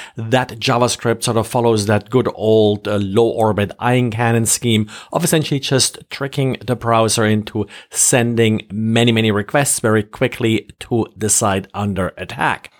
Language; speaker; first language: English; non-native, fluent; German